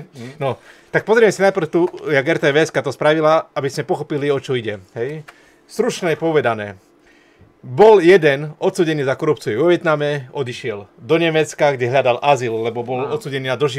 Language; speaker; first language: Slovak; native; Slovak